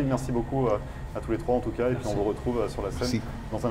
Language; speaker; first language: French; native; French